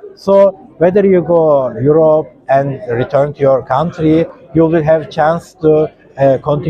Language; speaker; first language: English; non-native, fluent; Turkish